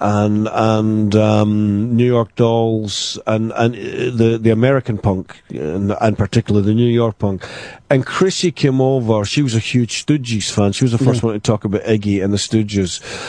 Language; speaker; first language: English; native; English